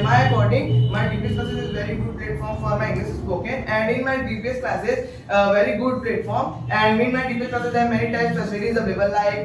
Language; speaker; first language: English; non-native, learner; Hindi